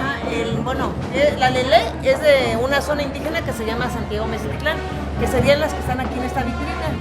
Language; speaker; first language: Spanish; native; Spanish